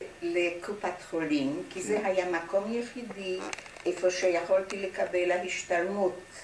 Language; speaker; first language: Hebrew; non-native, fluent; German